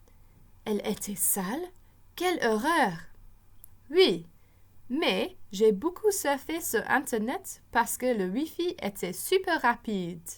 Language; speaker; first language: French; non-native, fluent; English